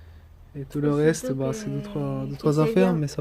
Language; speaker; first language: French; early bilingual, other home language; Spanish